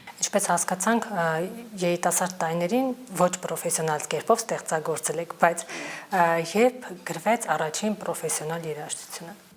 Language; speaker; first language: Armenian; native; Armenian